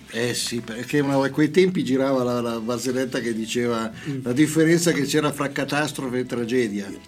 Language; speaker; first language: Italian; native; Italian